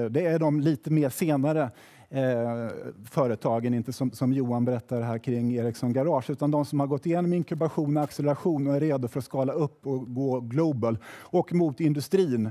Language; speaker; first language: Swedish; native; Swedish